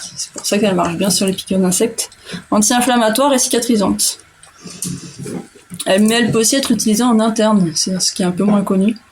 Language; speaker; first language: French; native; French